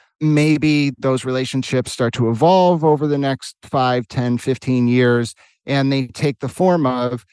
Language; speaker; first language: English; native; English